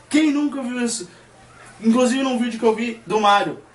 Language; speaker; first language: Portuguese; native; Portuguese